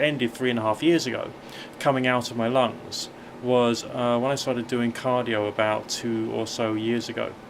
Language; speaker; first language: English; native; English